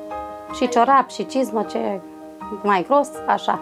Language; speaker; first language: Romanian; non-native, local second language; Hungarian